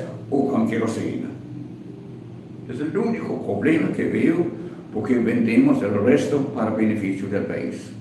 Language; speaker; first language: Spanish; non-native, fluent; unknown